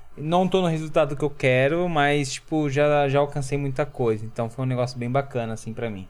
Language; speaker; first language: Portuguese; native; Portuguese